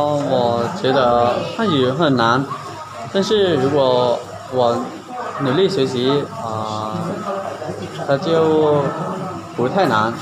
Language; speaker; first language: Chinese; non-native, learner; Lao